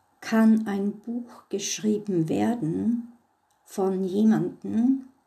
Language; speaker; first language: German; non-native, fluent; English